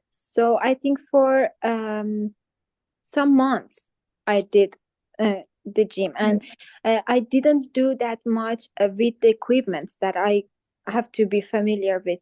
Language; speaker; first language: English; non-native, fluent; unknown